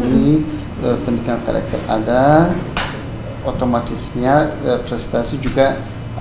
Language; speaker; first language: Indonesian; non-native, fluent; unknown